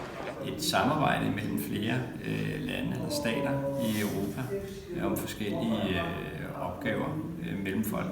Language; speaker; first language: Danish; native; Danish